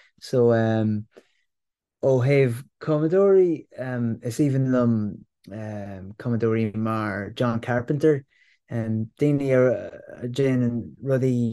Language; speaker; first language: Irish; non-native, local second language; English